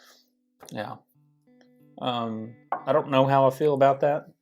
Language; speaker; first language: English; native; English